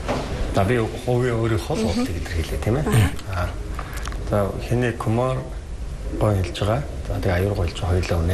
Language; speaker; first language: Mongolian; native; Mongolian